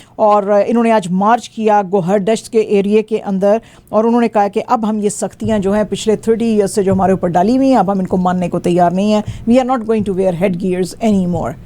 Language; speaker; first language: Urdu; non-native, local second language; Punjabi